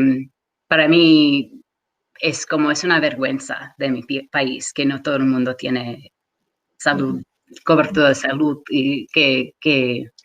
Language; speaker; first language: Spanish; non-native, fluent; English